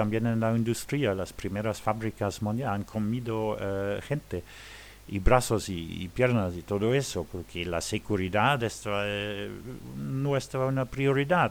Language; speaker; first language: Spanish; non-native, fluent; Luxembourgish